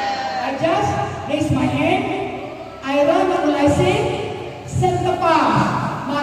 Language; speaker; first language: English; non-native, local second language; Malay